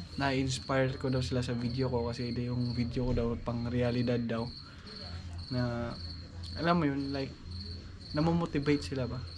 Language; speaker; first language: Filipino; non-native, local second language; Cebuano